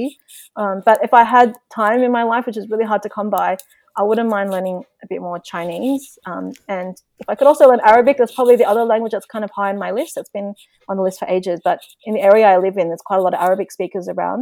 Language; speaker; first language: English; non-native, local second language; Vietnamese